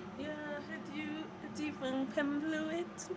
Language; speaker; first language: Welsh; non-native, learner; English